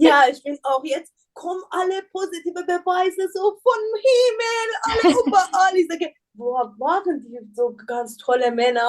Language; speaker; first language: German; non-native, learner; Persian